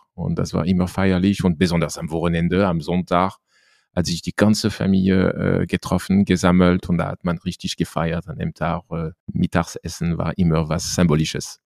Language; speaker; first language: German; non-native, fluent; French